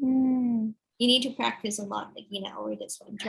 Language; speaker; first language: English; non-native, fluent; Thai